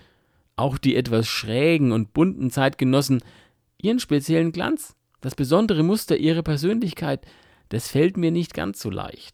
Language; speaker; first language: German; native; German